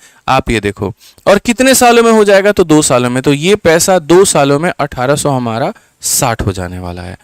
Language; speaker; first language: Hindi; native; Hindi